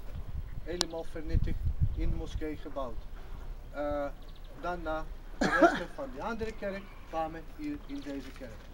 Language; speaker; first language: Dutch; non-native, fluent; Macedonian